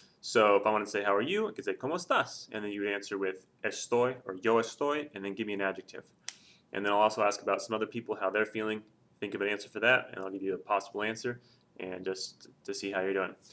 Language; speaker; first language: English; native; English